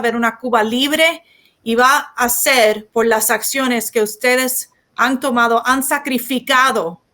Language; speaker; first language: Spanish; early bilingual, heritage; Spanish